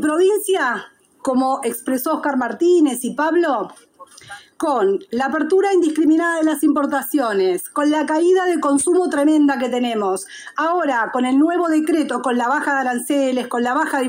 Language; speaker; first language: Spanish; native; Spanish